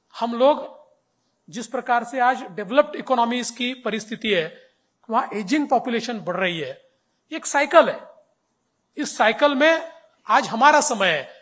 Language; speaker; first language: Hindi; non-native, local second language; Marathi